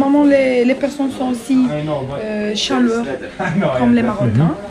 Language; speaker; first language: French; non-native, local second language; Arabic